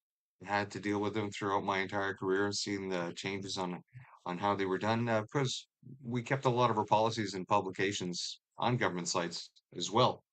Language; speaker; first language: English; native; English